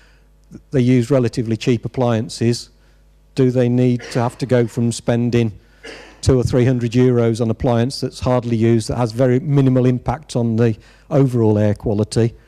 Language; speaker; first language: English; native; English